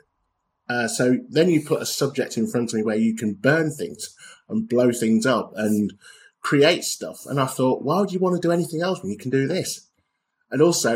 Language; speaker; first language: English; native; English